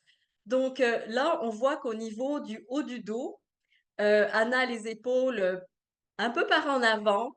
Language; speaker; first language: French; native; French